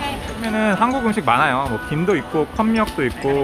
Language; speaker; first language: Korean; native; Korean